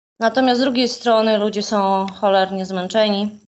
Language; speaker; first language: Polish; non-native, fluent; Ukrainian